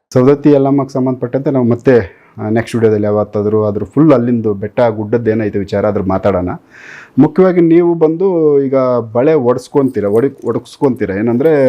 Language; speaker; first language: Kannada; native; Kannada